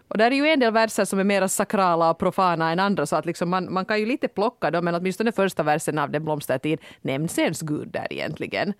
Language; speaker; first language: Swedish; native; Swedish